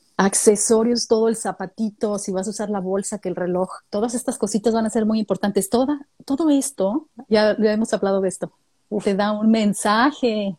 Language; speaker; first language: Spanish; native; Spanish